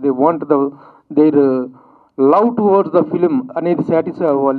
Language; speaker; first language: Telugu; native; Telugu